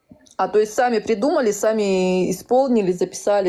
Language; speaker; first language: Russian; native; Russian